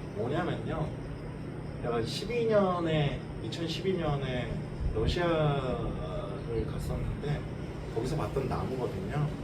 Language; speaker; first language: Korean; native; Korean